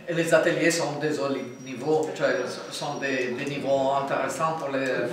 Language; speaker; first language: French; non-native, fluent; Italian